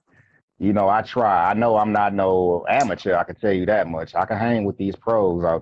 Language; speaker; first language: English; native; English